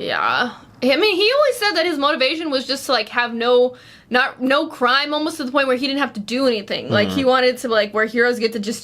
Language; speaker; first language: English; native; English